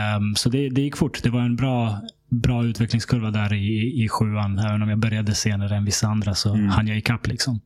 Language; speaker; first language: Swedish; early bilingual, other home language; Serbian